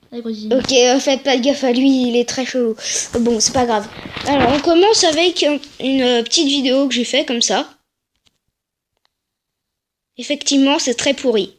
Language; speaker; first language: French; native; French